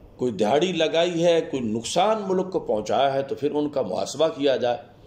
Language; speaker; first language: Urdu; non-native, local second language; Punjabi